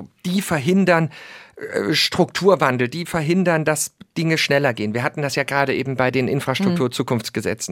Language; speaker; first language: German; native; German